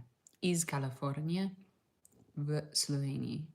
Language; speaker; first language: Slovenian; non-native, learner; English